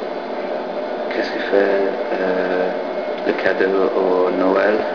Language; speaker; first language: French; non-native, learner; English